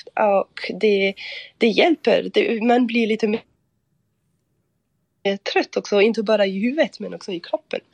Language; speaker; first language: Swedish; non-native, fluent; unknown